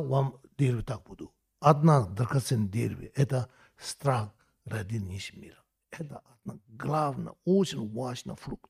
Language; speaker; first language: Russian; non-native, learner; Tibetan